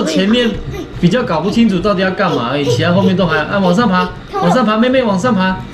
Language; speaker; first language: Chinese; native; Chinese